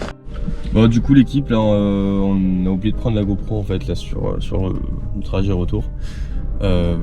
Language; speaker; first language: French; native; French